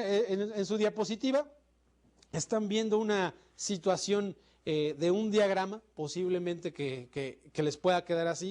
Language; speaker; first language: Spanish; native; Spanish